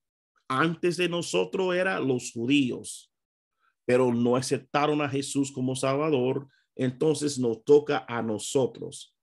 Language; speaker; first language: Spanish; non-native, fluent; English